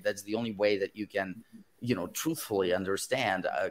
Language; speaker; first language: English; non-native, fluent; Russian